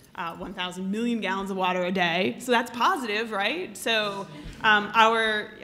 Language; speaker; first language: English; native; English